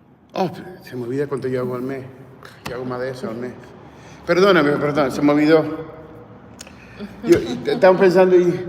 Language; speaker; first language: Spanish; early bilingual, heritage; English